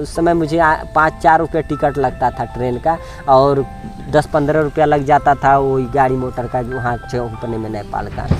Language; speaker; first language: Hindi; native; Hindi